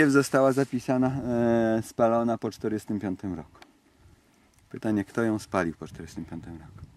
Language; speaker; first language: Polish; native; Polish